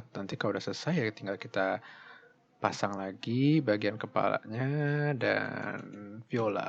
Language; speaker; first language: Indonesian; native; Indonesian